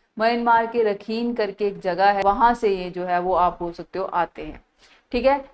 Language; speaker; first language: Hindi; native; Hindi